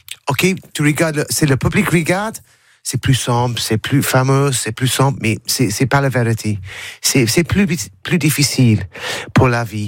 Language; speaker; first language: French; non-native, learner; English